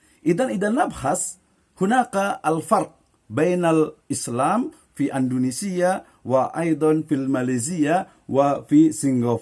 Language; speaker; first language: Arabic; non-native, fluent; Indonesian